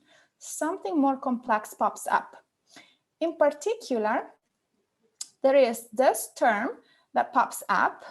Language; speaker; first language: English; non-native, fluent; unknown